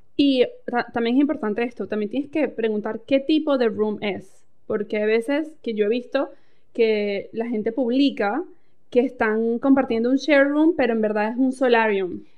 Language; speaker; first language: Spanish; native; Spanish